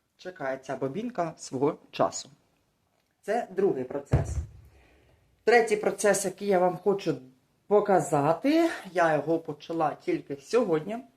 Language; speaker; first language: Ukrainian; non-native, local second language; Russian